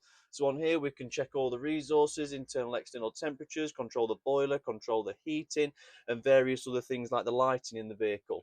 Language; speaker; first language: English; native; English